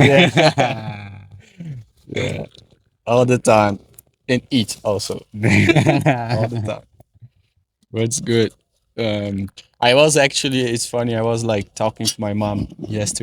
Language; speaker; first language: English; non-native, fluent; Portuguese